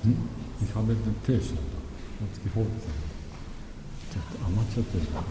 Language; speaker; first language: German; non-native, learner; Japanese